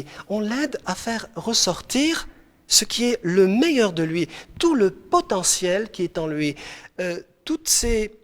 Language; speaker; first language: French; non-native, local second language; Arabic